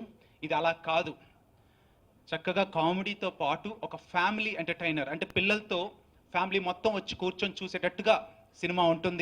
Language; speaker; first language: Telugu; native; Telugu